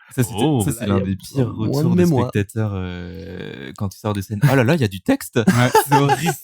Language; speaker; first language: French; native; French